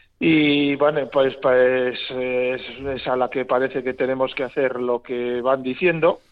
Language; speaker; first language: Spanish; native; Spanish